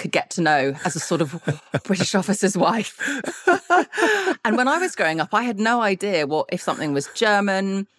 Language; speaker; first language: English; early bilingual, other home language; Filipino